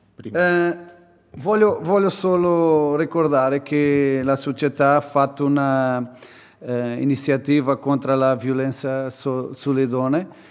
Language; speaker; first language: Italian; non-native, learner; Portuguese